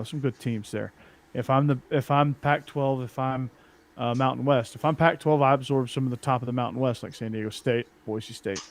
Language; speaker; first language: English; native; English